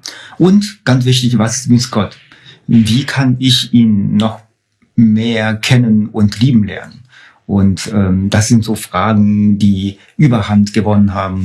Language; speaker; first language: German; non-native, fluent; Chinese